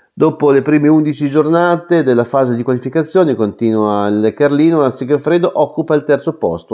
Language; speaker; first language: Italian; native; Italian